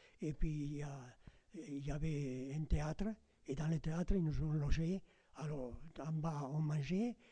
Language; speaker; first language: French; non-native, fluent; Spanish